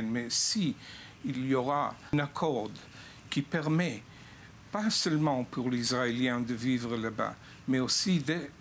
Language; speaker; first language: French; non-native, fluent; Hebrew